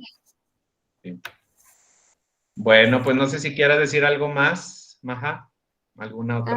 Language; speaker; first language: Spanish; native; Spanish